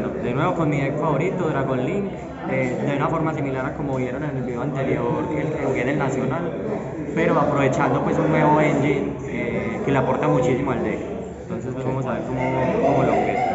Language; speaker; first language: Spanish; native; Spanish